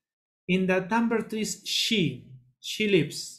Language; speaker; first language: English; non-native, learner; Spanish